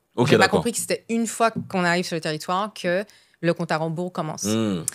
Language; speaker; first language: French; native; French